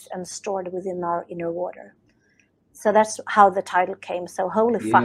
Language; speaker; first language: English; non-native, fluent; Swedish